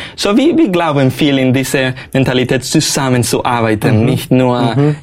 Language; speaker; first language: German; non-native, learner; Spanish